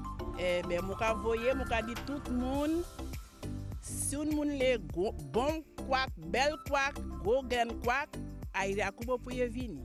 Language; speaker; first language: French; non-native, local second language; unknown